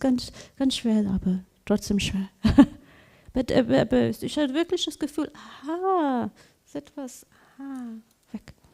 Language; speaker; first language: German; non-native, learner; English